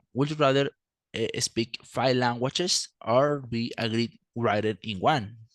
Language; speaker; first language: English; non-native, fluent; Spanish